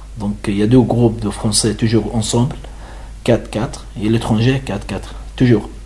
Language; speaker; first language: French; non-native, learner; Arabic